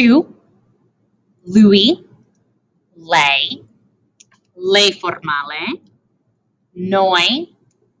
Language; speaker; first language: Italian; non-native, fluent; English